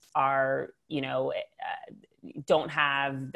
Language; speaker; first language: English; native; English